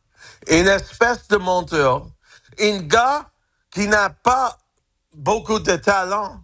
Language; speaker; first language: French; non-native, fluent; English